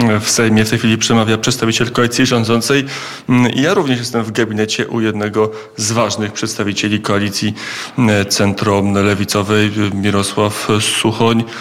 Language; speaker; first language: Polish; native; Polish